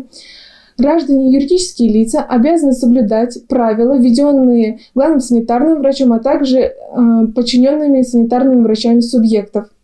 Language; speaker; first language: Russian; native; Russian